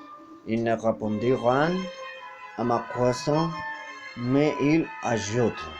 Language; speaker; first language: French; non-native, learner; Spanish